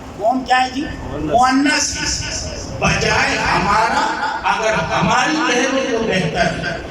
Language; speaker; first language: Urdu; non-native, local second language; Pashto